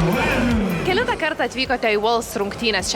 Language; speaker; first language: Lithuanian; native; Lithuanian